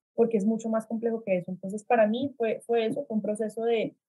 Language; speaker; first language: Spanish; native; Spanish